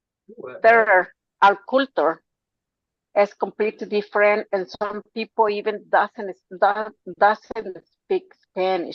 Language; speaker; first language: English; non-native, fluent; Spanish